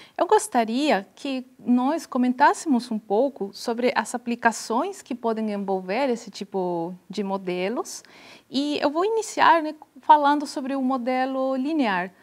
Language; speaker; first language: Portuguese; non-native, fluent; Spanish